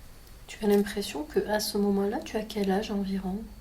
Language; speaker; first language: French; native; French